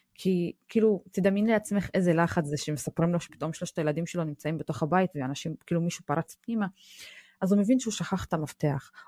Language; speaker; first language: Hebrew; non-native, local second language; Arabic